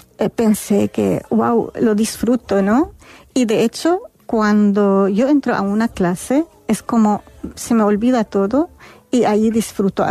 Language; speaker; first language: Spanish; non-native, fluent; Arabic